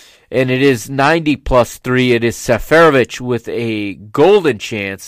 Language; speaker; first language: English; native; English